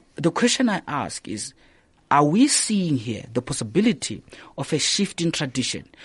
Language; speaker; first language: English; non-native, local second language; Northern Sotho